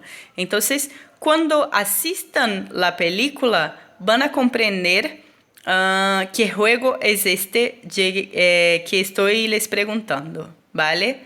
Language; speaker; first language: Spanish; non-native, fluent; Portuguese